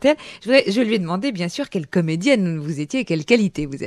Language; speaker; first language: French; native; French